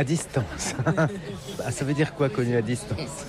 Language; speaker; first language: French; native; French